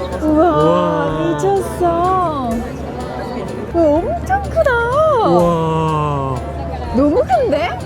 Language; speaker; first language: Korean; non-native, learner; Japanese